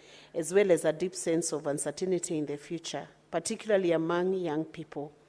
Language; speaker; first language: English; non-native, local second language; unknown